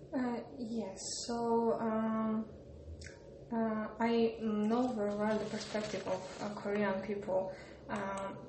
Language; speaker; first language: English; non-native, learner; Polish